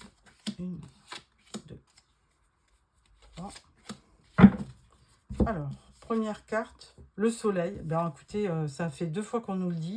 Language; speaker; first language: French; native; French